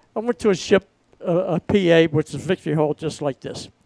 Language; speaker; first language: English; native; English